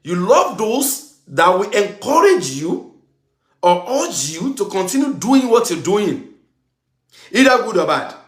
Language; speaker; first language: English; non-native, local second language; Yoruba